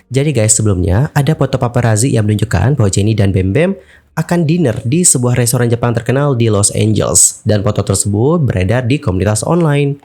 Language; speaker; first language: Indonesian; native; Indonesian